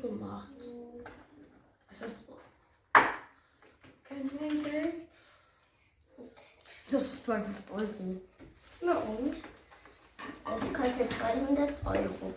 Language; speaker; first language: German; early bilingual, other home language; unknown